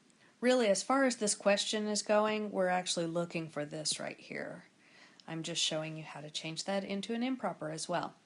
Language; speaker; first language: English; native; English